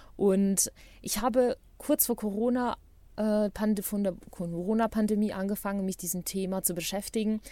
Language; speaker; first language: German; non-native, fluent; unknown